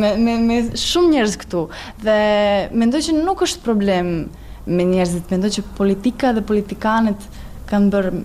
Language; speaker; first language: Albanian; non-native, learner; Serbian